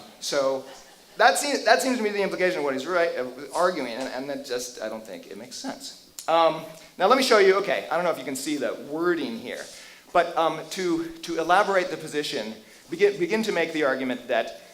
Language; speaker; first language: English; native; English